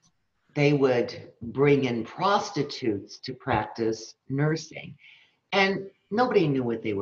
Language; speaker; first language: English; early bilingual, other home language; Spanish